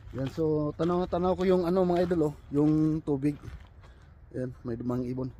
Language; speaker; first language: Filipino; non-native, local second language; Cebuano